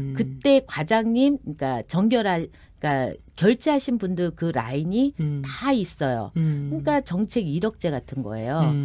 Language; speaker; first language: Korean; native; Korean